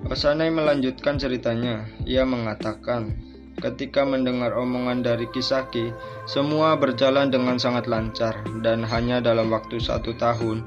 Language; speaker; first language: Indonesian; native; Indonesian